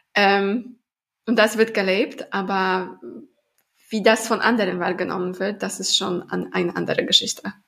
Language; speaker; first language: German; non-native, fluent; Polish